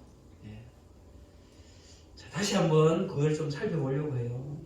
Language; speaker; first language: Korean; native; Korean